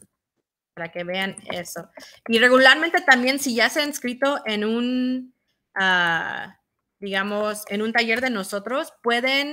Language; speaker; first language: Spanish; early bilingual, heritage; Spanish